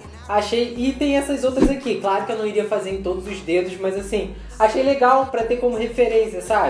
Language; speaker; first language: Portuguese; native; Portuguese